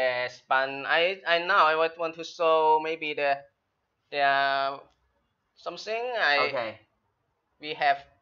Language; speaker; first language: English; non-native, learner; Chinese